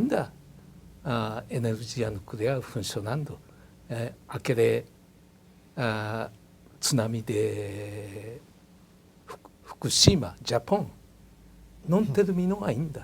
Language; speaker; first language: Portuguese; non-native, learner; Japanese